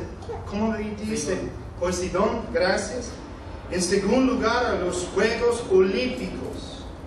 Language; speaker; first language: Spanish; non-native, fluent; English